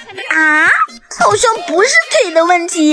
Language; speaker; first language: Chinese; native; Chinese